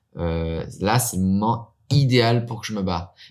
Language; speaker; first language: French; early bilingual, heritage; French